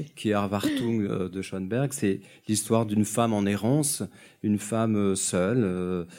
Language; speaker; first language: French; native; French